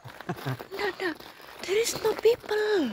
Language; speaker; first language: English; non-native, learner; Indonesian